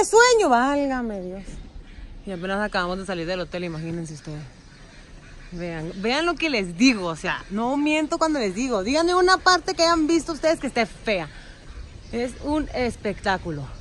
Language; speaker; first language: Spanish; native; Spanish